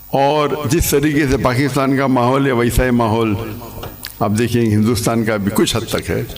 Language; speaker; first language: Urdu; non-native, local second language; English